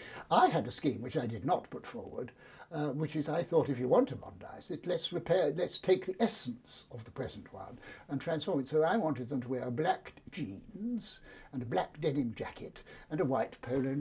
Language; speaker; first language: English; native; English